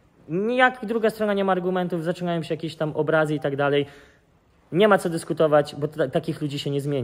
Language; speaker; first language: Polish; native; Polish